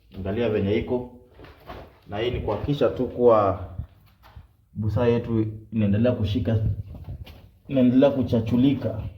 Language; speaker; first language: Swahili; non-native, local second language; Luyia